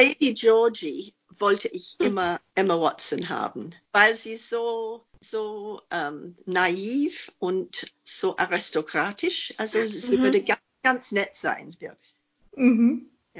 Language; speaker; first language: German; non-native, fluent; English